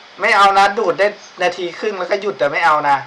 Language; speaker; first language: Thai; native; Thai